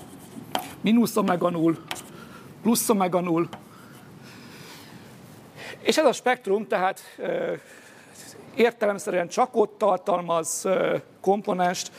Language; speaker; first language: Hungarian; native; Hungarian